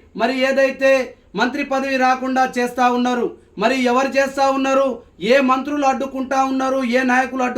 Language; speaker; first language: Telugu; non-native, local second language; Lambadi